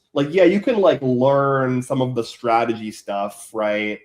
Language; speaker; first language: English; native; English